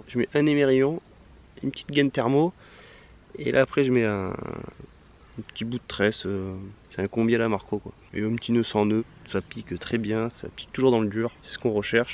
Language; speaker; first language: French; native; French